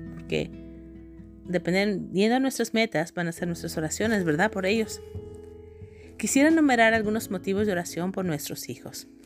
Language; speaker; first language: Spanish; native; Spanish